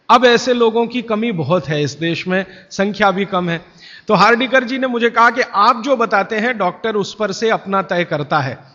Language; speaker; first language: Hindi; native; Hindi